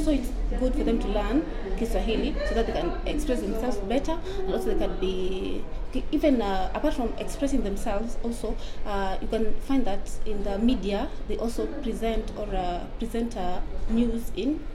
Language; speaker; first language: English; non-native, local second language; Swahili